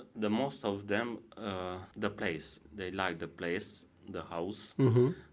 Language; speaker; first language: English; non-native, learner; Hungarian